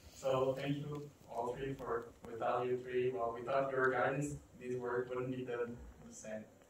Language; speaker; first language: English; non-native, fluent; Portuguese